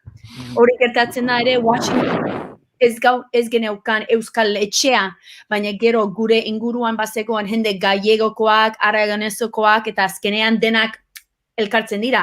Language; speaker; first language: Basque; early bilingual, heritage; English